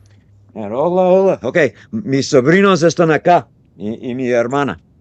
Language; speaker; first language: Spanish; non-native, learner; English